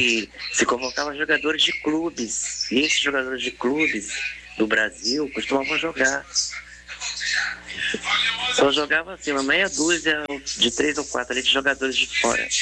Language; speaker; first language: Portuguese; native; Portuguese